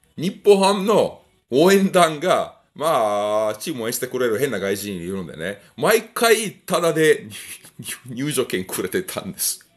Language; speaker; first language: Japanese; non-native, fluent; Italian